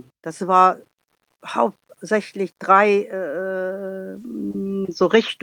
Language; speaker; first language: German; non-native, learner; Vietnamese